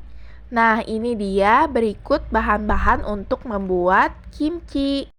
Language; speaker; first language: Indonesian; native; Indonesian